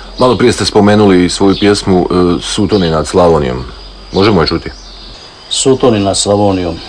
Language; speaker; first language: Croatian; native; Croatian